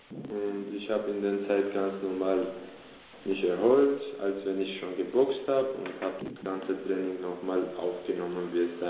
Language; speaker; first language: German; early bilingual, other home language; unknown